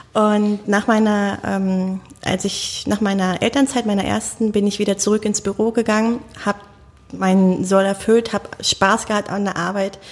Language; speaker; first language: German; native; German